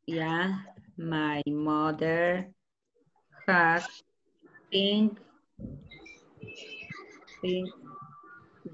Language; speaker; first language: English; non-native, learner; Spanish